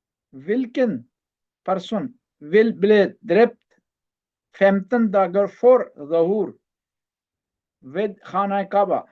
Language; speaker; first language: Norwegian; non-native, learner; Urdu